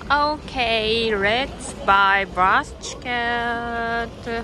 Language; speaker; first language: English; non-native, learner; Japanese